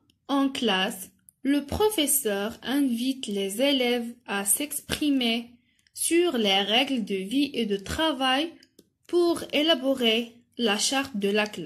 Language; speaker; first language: French; non-native, local second language; Arabic